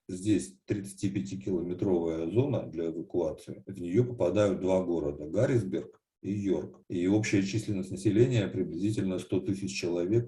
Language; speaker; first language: Russian; native; Russian